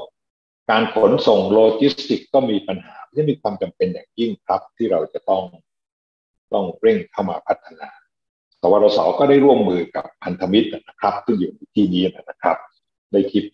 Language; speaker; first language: Thai; native; Thai